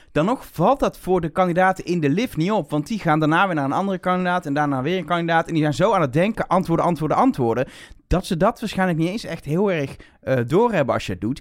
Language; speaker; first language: Dutch; native; Dutch